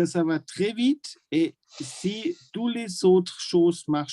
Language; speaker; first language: French; non-native, learner; German